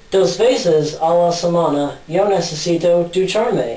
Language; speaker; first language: Spanish; non-native, learner; English